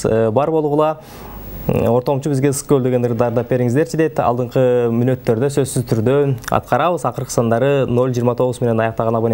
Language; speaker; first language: Kyrgyz; native; Kyrgyz